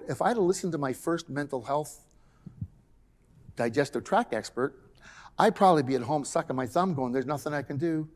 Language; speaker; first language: English; native; English